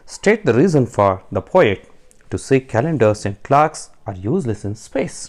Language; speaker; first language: English; non-native, local second language; Kannada